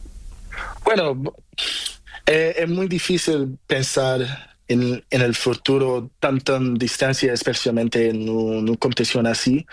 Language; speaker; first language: Spanish; non-native, learner; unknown